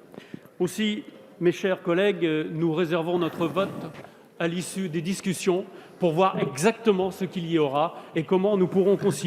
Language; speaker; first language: French; native; French